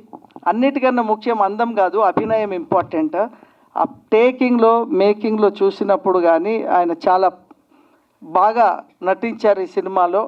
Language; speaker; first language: Telugu; native; Telugu